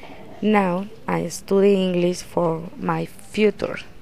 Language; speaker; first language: English; non-native, learner; Spanish